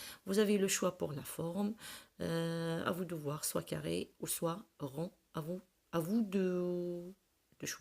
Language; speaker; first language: French; non-native, local second language; Arabic